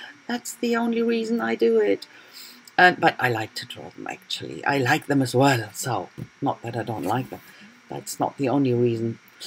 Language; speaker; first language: English; non-native, fluent; German